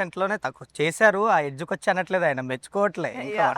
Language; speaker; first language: Telugu; native; Telugu